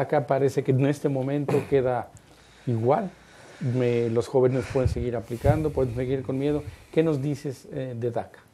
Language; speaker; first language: Spanish; native; Spanish